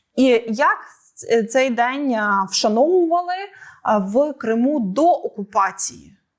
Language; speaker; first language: Ukrainian; native; Ukrainian